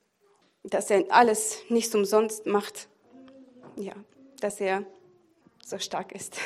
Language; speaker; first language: German; non-native, fluent; Russian